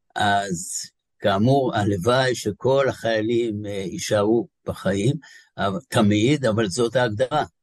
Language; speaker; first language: Hebrew; native; Hebrew